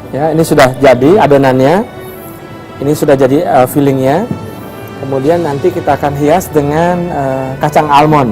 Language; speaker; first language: Indonesian; native; Indonesian